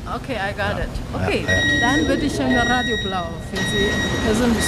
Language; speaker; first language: German; non-native, learner; Chinese